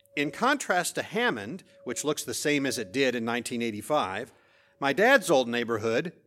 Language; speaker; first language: English; native; English